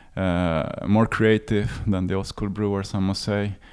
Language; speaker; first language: English; non-native, fluent; Spanish